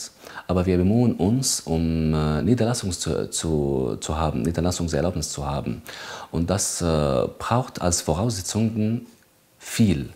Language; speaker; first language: German; non-native, fluent; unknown